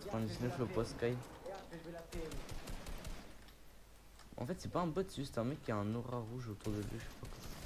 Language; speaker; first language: French; native; French